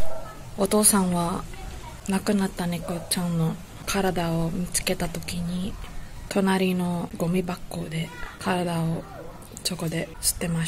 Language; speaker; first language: Japanese; non-native, learner; English